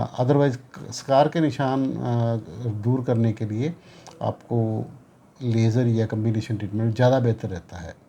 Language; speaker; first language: Hindi; non-native, local second language; Punjabi